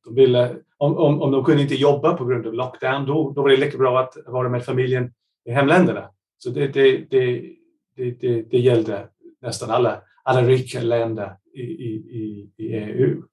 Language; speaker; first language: Swedish; non-native, fluent; English